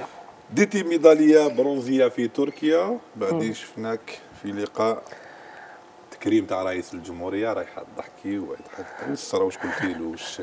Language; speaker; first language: Arabic; native; Arabic